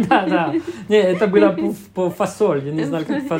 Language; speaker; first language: Russian; non-native, fluent; French